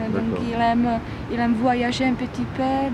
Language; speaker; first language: French; non-native, fluent; Czech